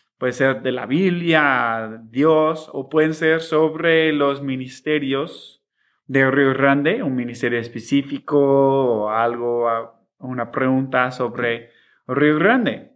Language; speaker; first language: Spanish; non-native, fluent; English